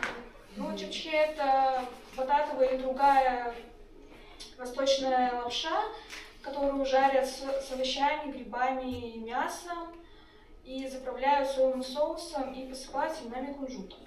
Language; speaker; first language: Russian; native; Russian